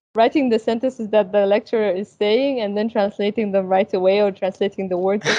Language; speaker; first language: English; early bilingual, other home language; Arabic